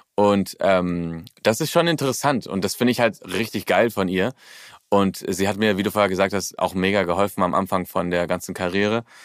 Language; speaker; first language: German; early bilingual, heritage; German